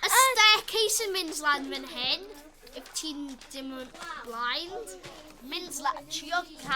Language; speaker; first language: Welsh; non-native, local second language; English